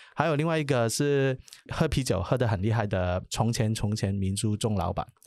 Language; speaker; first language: Chinese; non-native, local second language; Cantonese